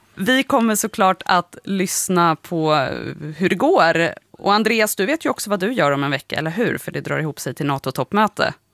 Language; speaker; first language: Swedish; native; Swedish